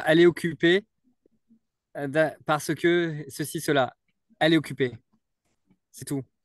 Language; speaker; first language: French; native; French